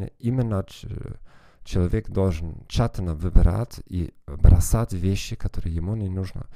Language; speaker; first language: Russian; non-native, fluent; German